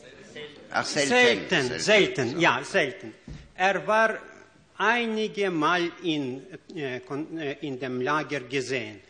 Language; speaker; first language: German; non-native, fluent; Ukrainian